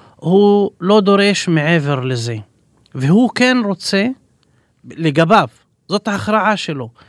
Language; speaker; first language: Hebrew; non-native, local second language; Arabic